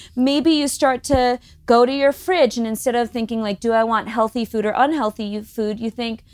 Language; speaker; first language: English; native; English